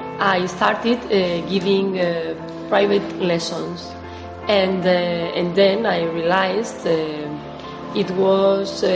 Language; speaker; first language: English; non-native, fluent; Spanish